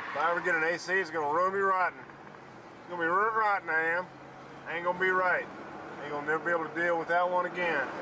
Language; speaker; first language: English; native; English